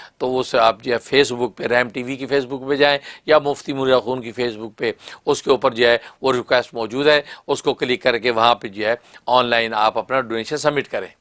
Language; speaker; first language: Urdu; native; Urdu